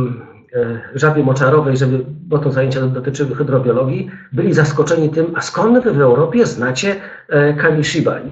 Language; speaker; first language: Polish; native; Polish